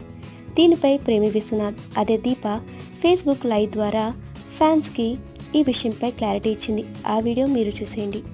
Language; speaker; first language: Telugu; native; Telugu